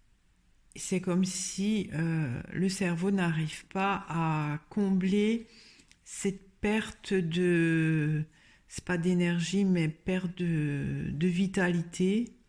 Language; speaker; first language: French; native; French